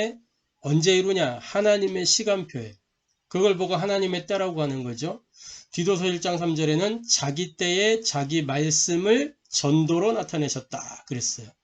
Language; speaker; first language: Korean; native; Korean